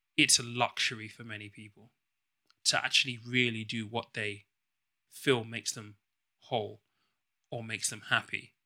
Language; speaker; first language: English; native; English